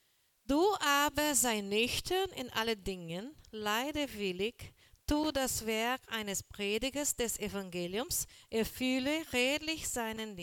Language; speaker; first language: German; non-native, learner; Portuguese